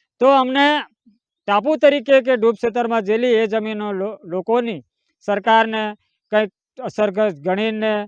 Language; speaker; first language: Gujarati; non-native, local second language; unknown